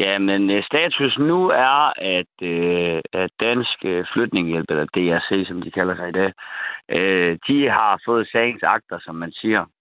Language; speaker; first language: Danish; native; Danish